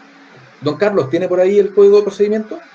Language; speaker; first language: Spanish; native; Spanish